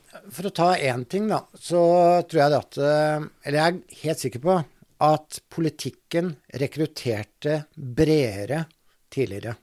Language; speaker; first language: Norwegian; native; Norwegian